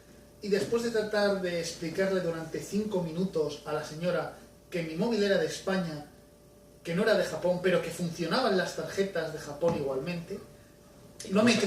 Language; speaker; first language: Spanish; native; Spanish